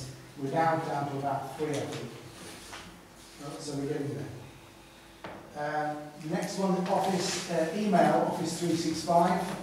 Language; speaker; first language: English; native; English